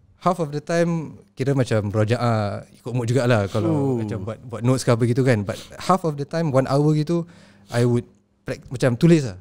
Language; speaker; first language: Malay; native; Malay